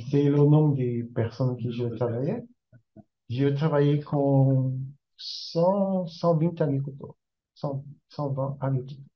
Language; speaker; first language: French; non-native, learner; Portuguese